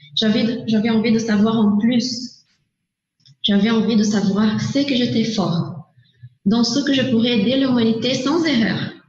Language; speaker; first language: French; non-native, learner; Portuguese